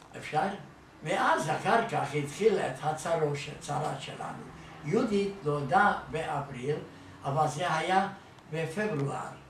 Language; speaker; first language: Hebrew; non-native, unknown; Hungarian